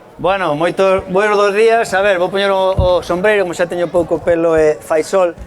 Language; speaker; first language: Galician; non-native, local second language; Spanish